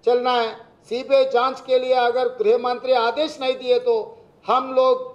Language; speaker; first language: Hindi; non-native, local second language; Telugu